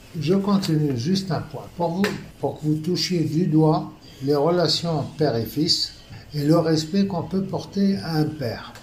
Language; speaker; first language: French; non-native, local second language; Arabic